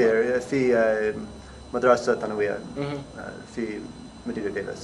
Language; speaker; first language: Arabic; non-native, learner; English